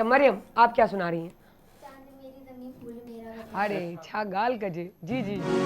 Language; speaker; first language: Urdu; non-native, local second language; Sindhi